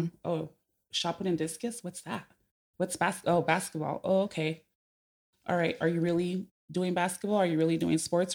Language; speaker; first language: English; native; English